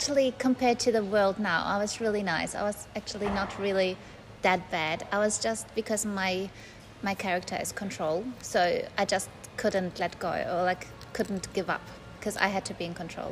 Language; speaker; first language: English; non-native, fluent; German